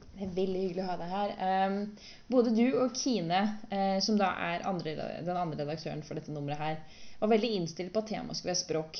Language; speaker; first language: Norwegian; native; Norwegian